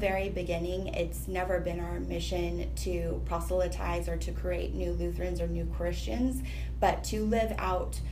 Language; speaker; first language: English; native; English